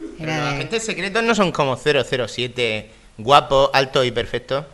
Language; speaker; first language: Spanish; native; Spanish